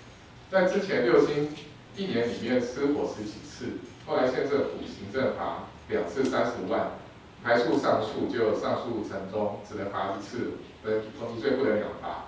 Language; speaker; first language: Chinese; native; Chinese